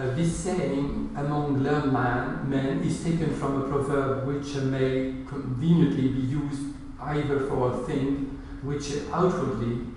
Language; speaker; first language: English; non-native, fluent; French